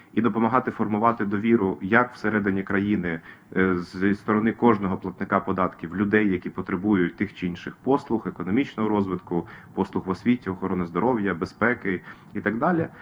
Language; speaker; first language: Ukrainian; native; Ukrainian